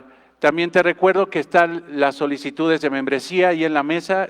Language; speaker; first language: Spanish; native; Spanish